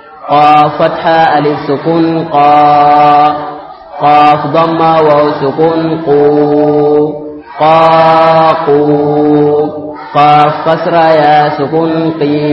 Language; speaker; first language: Arabic; non-native, learner; Swahili